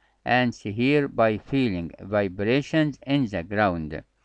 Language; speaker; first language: English; non-native, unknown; Arabic